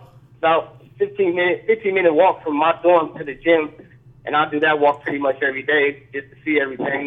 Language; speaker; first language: English; native; English